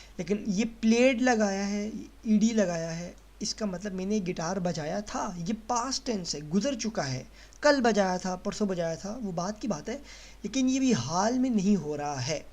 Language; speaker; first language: Urdu; native; Urdu